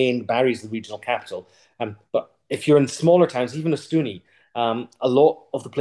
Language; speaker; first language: English; native; English